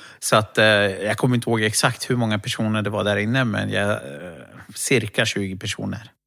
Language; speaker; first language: Swedish; early bilingual, other home language; Romany